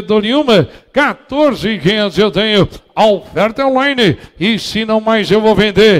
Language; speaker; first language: Portuguese; native; Portuguese